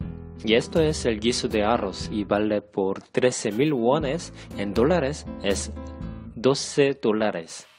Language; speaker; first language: Spanish; non-native, fluent; Korean